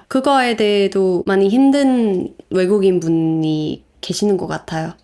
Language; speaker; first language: Korean; non-native, fluent; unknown